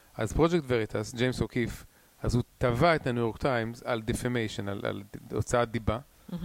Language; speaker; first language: Hebrew; native; Hebrew